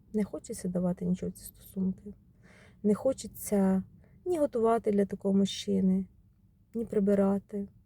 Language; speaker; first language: Ukrainian; non-native, local second language; Russian